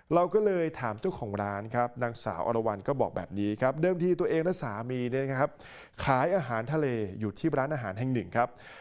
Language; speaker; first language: Thai; native; Thai